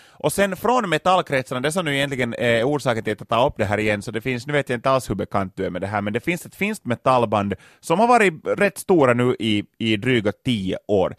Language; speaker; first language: Swedish; native; Swedish